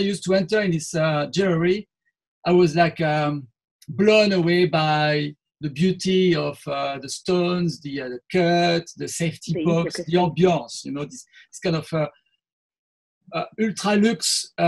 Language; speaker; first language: English; non-native, fluent; French